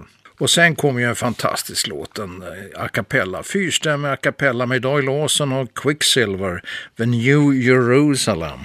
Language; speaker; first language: Swedish; native; Swedish